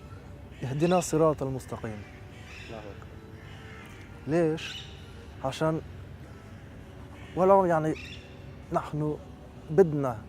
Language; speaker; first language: Arabic; non-native, fluent; French